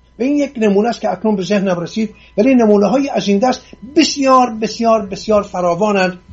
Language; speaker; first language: Persian; non-native, local second language; Assyrian Neo-Aramaic